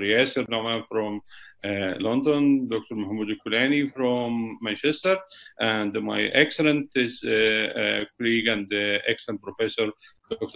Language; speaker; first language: English; non-native, fluent; Arabic